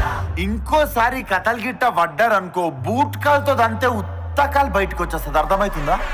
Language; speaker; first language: Telugu; native; Telugu